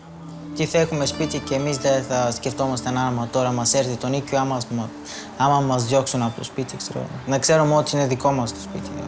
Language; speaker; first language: Greek; non-native, local second language; Bulgarian